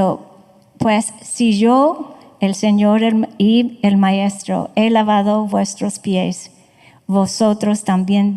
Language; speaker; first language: Spanish; non-native, fluent; English